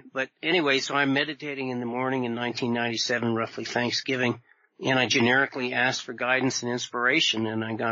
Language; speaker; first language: English; native; English